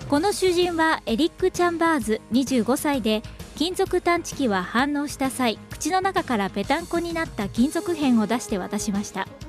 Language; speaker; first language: Japanese; native; Japanese